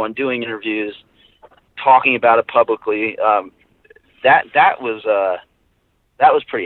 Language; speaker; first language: English; native; English